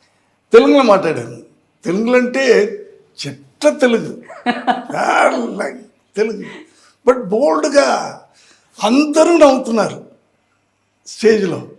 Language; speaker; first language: Telugu; non-native, learner; Tamil